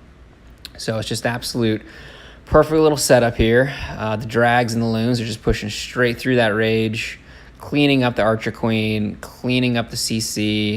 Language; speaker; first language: English; native; English